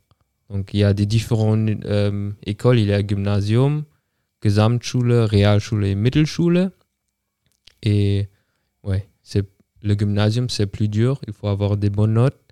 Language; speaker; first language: French; non-native, fluent; German